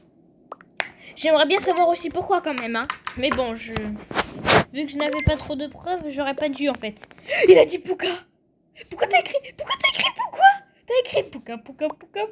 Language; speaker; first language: French; native; French